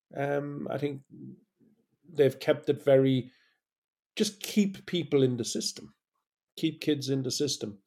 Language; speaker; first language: English; native; English